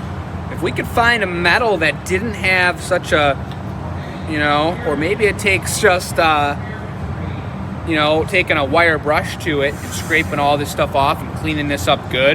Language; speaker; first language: English; native; English